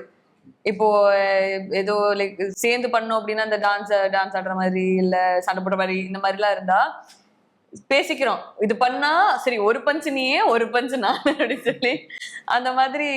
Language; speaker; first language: Tamil; native; Tamil